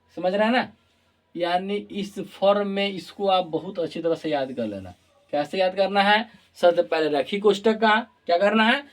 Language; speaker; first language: Hindi; native; Hindi